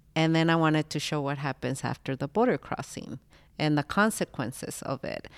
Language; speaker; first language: English; early bilingual, other home language; Spanish